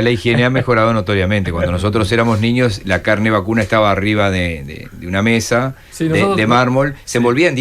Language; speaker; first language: Spanish; native; Spanish